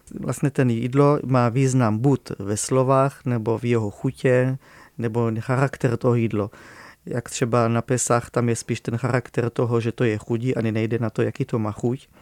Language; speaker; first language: Czech; non-native, fluent; Hebrew